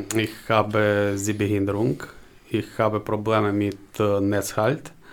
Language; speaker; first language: German; non-native, learner; Ukrainian